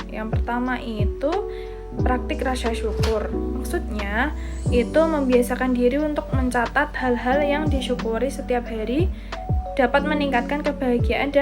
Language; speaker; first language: Indonesian; native; Indonesian